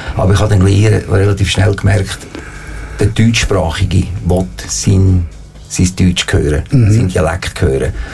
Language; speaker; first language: German; non-native, fluent; Italian